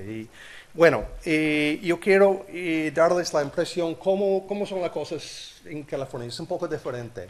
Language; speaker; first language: Spanish; non-native, learner; English